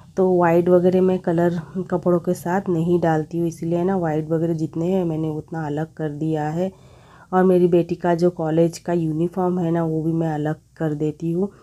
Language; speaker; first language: Hindi; non-native, local second language; Bangla